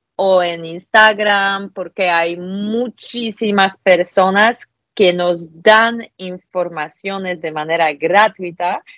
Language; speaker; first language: Spanish; non-native, fluent; Polish